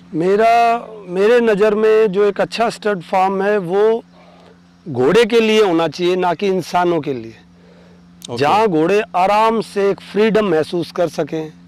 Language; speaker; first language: Hindi; native; Hindi